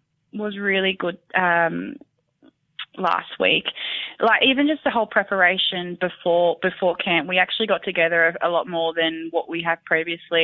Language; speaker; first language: English; native; English